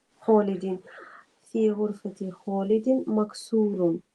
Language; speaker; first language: Arabic; non-native, learner; English